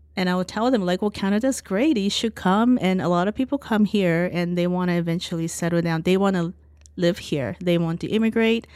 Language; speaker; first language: English; non-native, fluent; Japanese